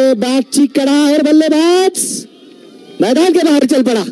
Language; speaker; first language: Hindi; non-native, local second language; Marathi